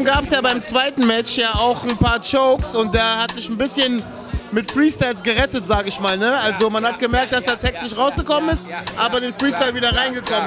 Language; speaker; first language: German; native; German